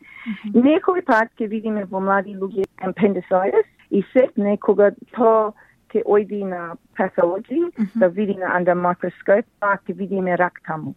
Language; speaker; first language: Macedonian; early bilingual, heritage; Macedonian